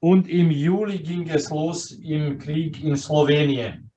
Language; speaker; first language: German; non-native, fluent; Croatian